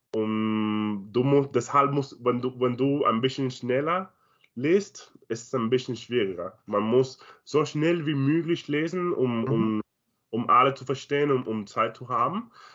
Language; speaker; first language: German; non-native, learner; Spanish